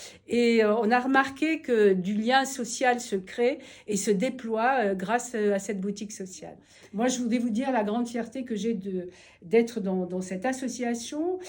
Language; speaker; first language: French; native; French